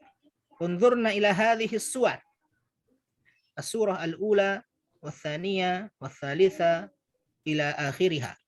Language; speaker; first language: Arabic; non-native, fluent; Indonesian